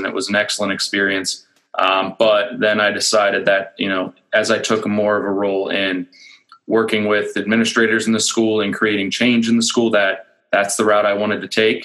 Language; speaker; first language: English; native; English